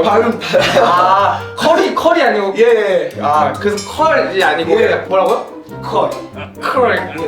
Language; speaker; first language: Korean; native; Korean